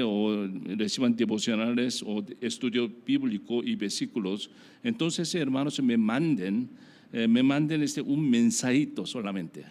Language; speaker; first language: Spanish; non-native, learner; Korean